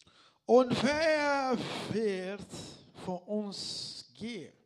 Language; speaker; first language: German; non-native, learner; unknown